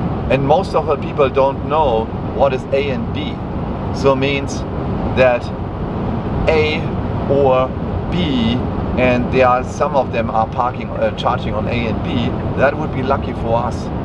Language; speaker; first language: English; non-native, fluent; German